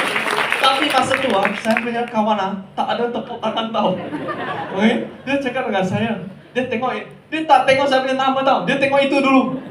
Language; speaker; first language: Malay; non-native, local second language; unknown